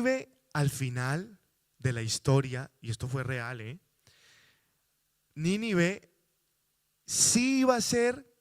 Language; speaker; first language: Spanish; native; Spanish